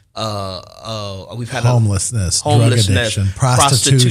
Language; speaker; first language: English; native; English